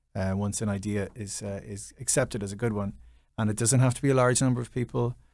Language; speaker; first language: English; native; English